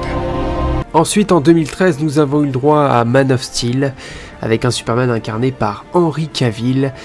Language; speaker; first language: French; native; French